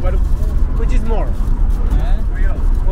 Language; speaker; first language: English; non-native, local second language; Hindi